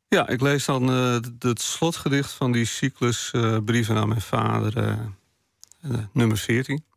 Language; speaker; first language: Dutch; non-native, local second language; Western Frisian